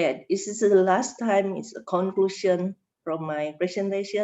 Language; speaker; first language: English; non-native, learner; Indonesian